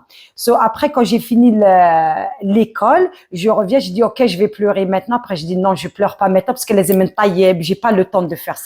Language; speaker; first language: French; early bilingual, other home language; Arabic